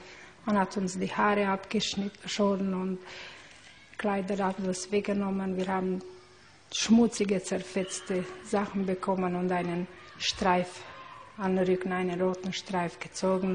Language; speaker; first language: German; non-native, learner; Hungarian